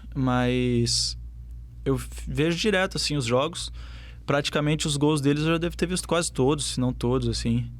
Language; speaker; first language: Portuguese; native; Portuguese